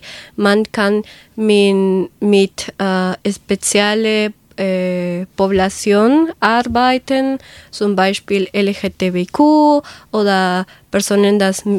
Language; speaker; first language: German; non-native, learner; Spanish